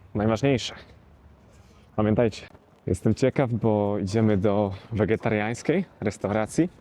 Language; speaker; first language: Polish; native; Polish